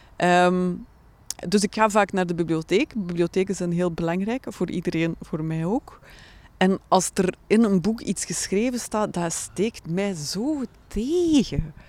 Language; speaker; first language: Dutch; native; Dutch